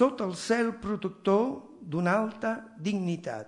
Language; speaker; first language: Catalan; non-native, fluent; Italian